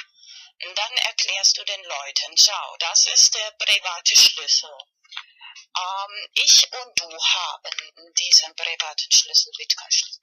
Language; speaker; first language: German; non-native, fluent; Spanish